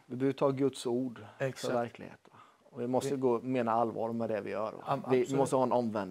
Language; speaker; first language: Swedish; native; Swedish